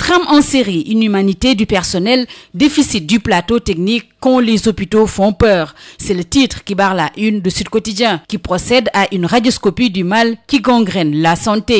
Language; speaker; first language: French; non-native, local second language; Wolof